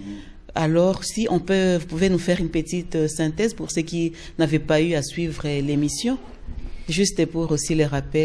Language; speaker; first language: French; non-native, local second language; Lingala